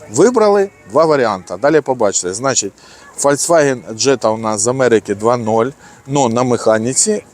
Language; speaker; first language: Ukrainian; non-native, local second language; Russian